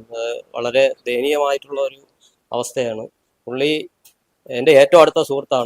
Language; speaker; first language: Malayalam; native; Malayalam